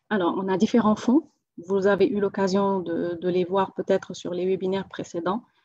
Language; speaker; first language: French; non-native, local second language; Wolof